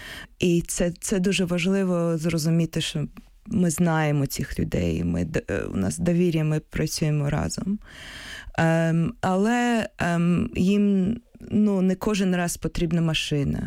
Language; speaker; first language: Ukrainian; non-native, local second language; Russian